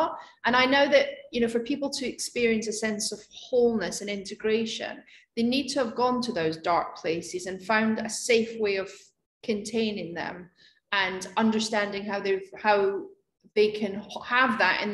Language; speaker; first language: English; native; English